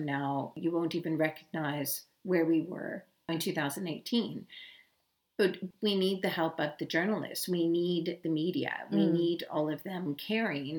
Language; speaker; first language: English; native; English